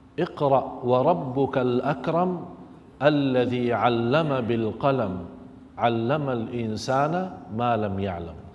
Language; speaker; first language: Malay; non-native, fluent; Arabic